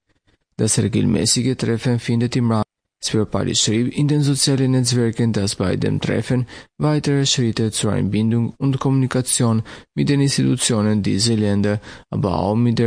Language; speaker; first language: German; non-native, fluent; Albanian